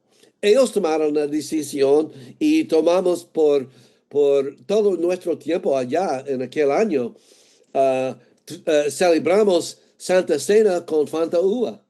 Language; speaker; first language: Spanish; non-native, fluent; English